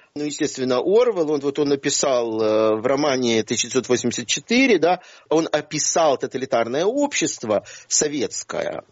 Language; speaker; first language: Russian; native; Russian